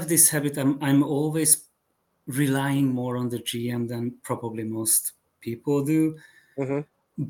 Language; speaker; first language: English; non-native, fluent; Hungarian